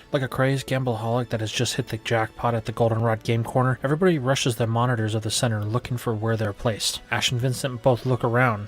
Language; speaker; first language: English; native; English